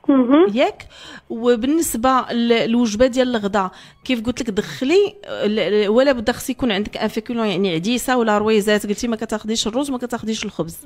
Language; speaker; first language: Arabic; native; Arabic